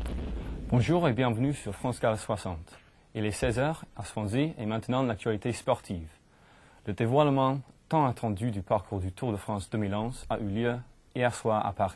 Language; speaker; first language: French; non-native, learner; English